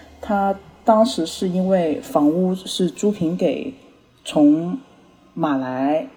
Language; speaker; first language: Chinese; early bilingual, heritage; Chinese